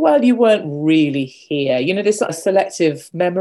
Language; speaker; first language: English; native; English